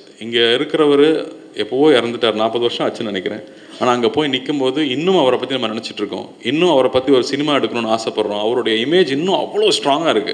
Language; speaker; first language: Tamil; native; Tamil